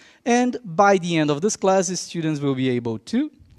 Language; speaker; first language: English; non-native, fluent; Portuguese